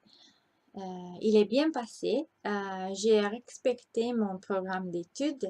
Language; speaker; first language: French; non-native, learner; Italian